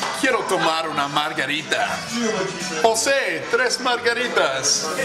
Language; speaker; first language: Spanish; non-native, learner; English